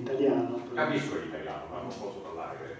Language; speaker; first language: Italian; non-native, learner; Greek